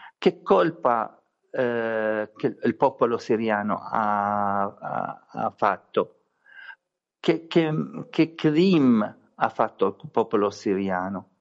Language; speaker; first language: Italian; non-native, fluent; Arabic